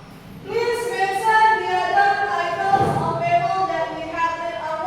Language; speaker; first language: English; non-native, fluent; Indonesian